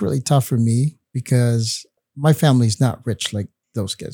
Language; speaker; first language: English; non-native, local second language; Hiligaynon